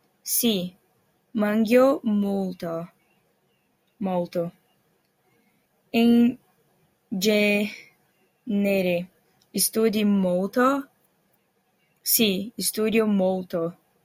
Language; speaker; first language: Italian; non-native, learner; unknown